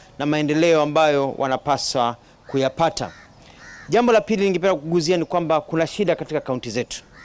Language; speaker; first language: Swahili; non-native, local second language; Kamba